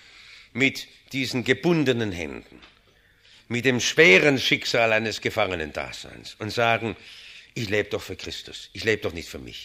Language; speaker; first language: German; native; German